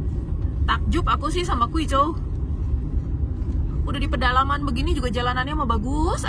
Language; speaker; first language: Indonesian; native; Indonesian